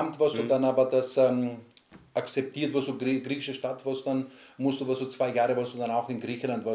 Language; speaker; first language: German; non-native, learner; Greek